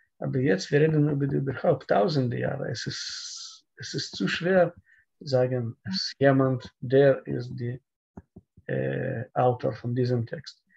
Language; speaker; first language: German; non-native, learner; Russian